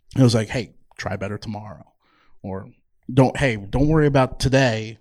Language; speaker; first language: English; native; English